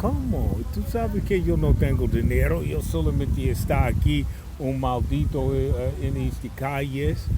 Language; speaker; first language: Spanish; non-native, learner; English